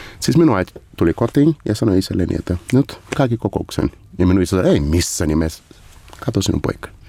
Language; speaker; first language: Finnish; non-native, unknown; Portuguese